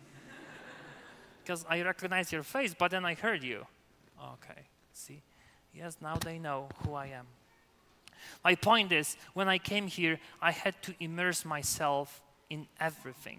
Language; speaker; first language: English; non-native, fluent; Polish